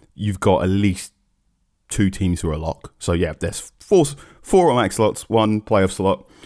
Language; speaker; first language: English; early bilingual, other home language; Akan